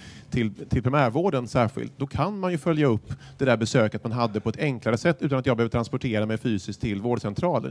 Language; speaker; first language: Swedish; native; Swedish